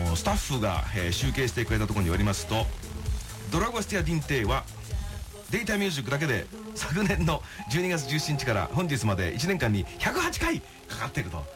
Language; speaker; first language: Japanese; native; Japanese